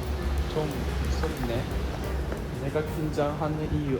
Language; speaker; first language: Korean; non-native, learner; Japanese